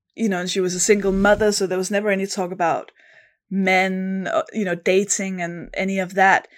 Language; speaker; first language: English; non-native, fluent; Danish